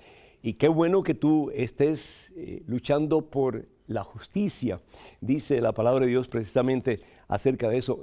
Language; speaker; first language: Spanish; native; Spanish